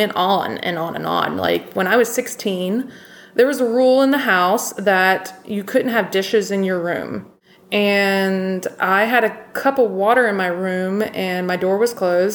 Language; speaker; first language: English; native; English